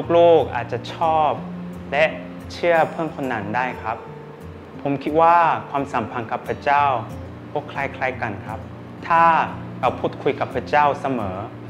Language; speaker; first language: Thai; non-native, fluent; Korean